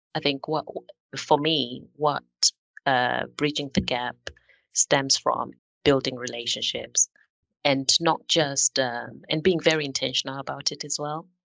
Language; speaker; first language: English; non-native, local second language; Shona